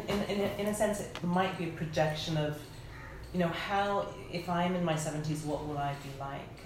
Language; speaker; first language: English; native; English